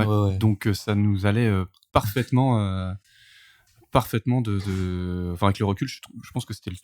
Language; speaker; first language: French; native; French